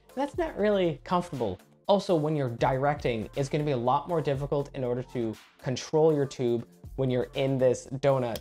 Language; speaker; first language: English; native; English